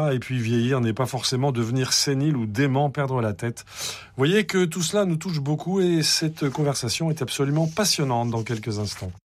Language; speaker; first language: French; native; French